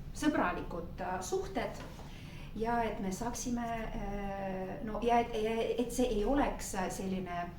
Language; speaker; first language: Estonian; non-native, local second language; Russian